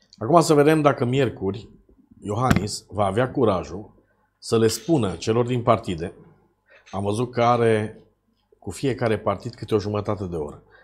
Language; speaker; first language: Romanian; native; Romanian